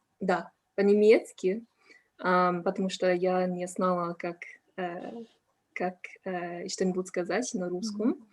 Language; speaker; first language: Russian; non-native, learner; English